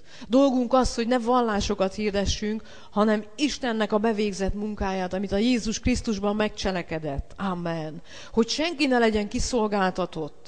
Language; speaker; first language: Hungarian; native; Hungarian